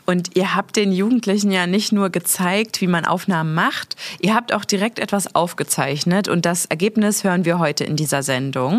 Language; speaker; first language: German; native; German